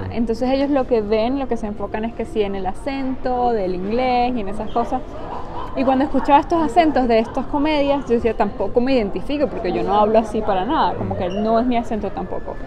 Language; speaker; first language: Spanish; native; Spanish